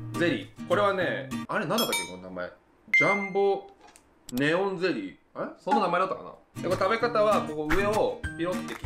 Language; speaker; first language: Japanese; native; Japanese